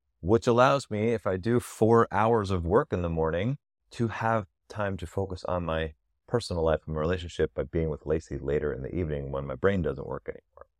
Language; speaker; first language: English; native; English